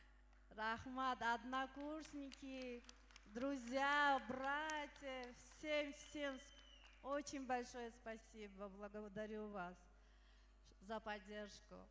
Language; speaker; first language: Russian; non-native, local second language; Tajik